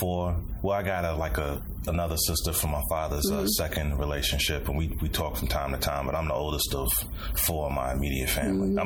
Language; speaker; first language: English; native; English